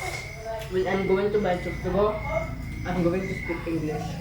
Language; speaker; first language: English; non-native, learner; Cebuano